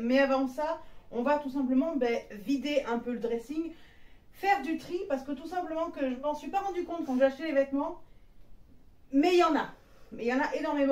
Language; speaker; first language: French; native; French